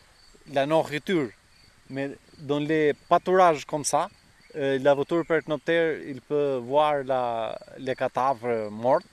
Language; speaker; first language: French; non-native, fluent; Albanian